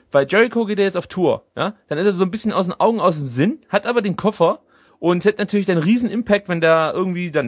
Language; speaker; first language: German; native; German